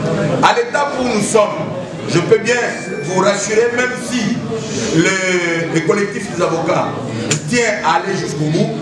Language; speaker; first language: French; non-native, local second language; Lingala